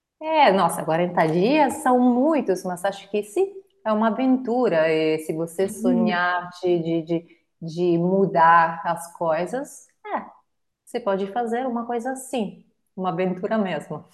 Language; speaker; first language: Portuguese; non-native, fluent; Italian